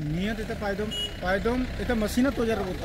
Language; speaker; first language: Russian; non-native, learner; Hindi